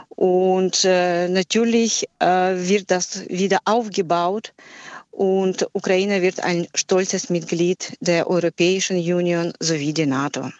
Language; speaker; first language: German; non-native, fluent; Ukrainian